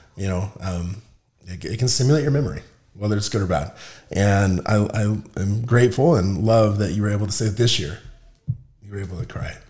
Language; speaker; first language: English; native; English